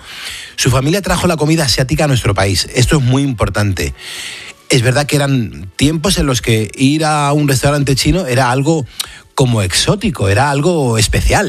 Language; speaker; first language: Spanish; native; Spanish